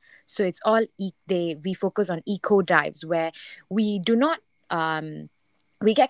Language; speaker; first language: English; non-native, local second language; Tamil